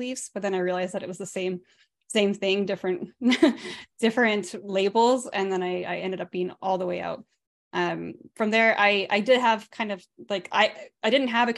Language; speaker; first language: English; native; English